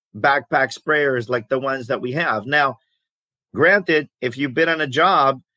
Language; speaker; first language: English; early bilingual, other home language; Greek